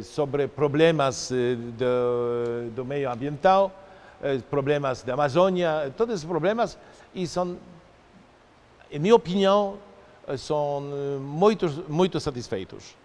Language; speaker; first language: Portuguese; non-native, fluent; Polish